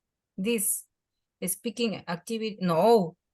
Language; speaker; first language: English; non-native, learner; Spanish